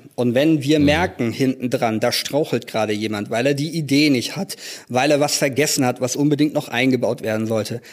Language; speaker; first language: German; native; German